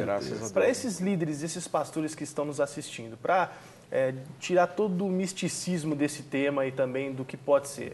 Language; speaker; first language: Portuguese; native; Portuguese